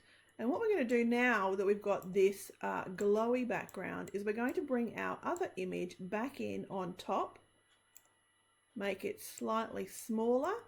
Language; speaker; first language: English; native; English